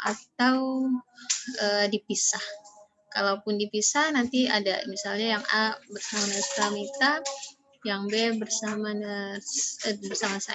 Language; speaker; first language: Indonesian; native; Indonesian